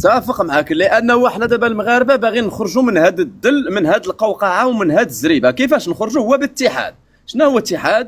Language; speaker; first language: Arabic; native; Arabic